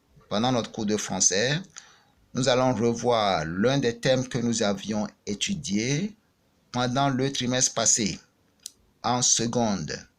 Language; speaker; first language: French; non-native, fluent; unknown